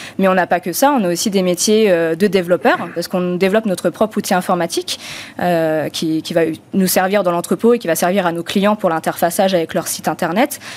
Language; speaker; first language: French; non-native, fluent; Romanian